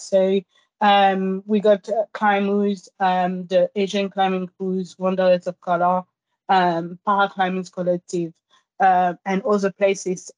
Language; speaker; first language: English; non-native, fluent; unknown